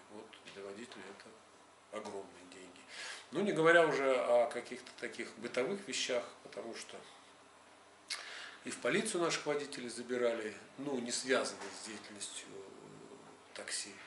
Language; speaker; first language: Russian; native; Russian